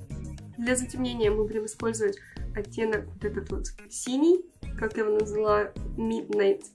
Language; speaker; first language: Russian; native; Russian